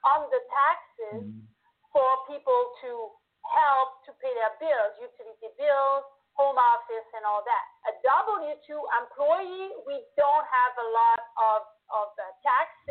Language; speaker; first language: English; non-native, fluent; French